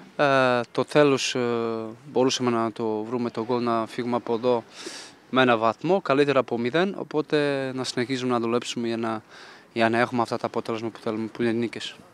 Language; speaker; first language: Greek; non-native, fluent; Portuguese